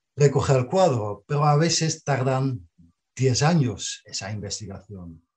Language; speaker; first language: Spanish; non-native, fluent; Dutch